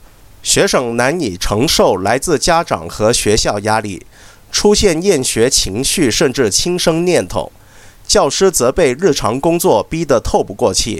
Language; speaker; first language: Chinese; non-native, local second language; Cantonese